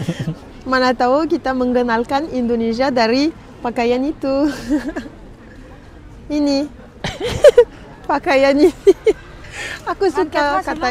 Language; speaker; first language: Indonesian; non-native, learner; Arabic